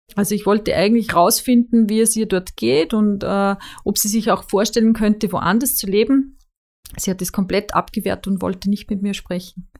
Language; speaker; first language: German; native; German